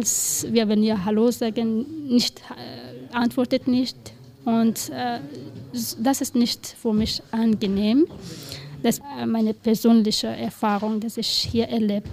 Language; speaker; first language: German; non-native, learner; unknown